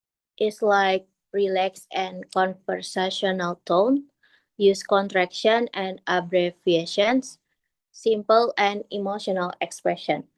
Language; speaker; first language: English; non-native, learner; Indonesian